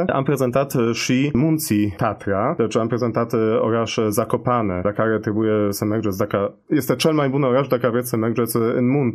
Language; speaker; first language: Romanian; non-native, fluent; Polish